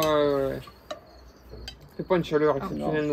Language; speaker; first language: French; native; French